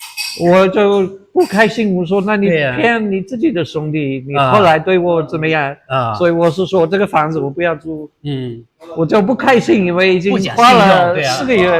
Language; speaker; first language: Chinese; non-native, fluent; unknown